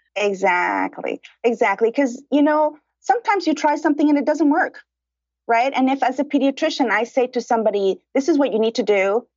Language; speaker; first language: English; early bilingual, other home language; Spanish